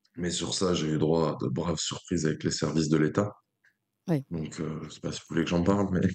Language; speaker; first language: French; native; French